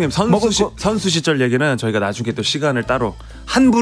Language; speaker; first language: Korean; native; Korean